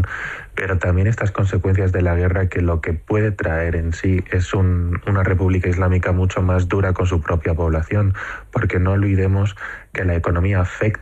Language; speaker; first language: Spanish; native; Spanish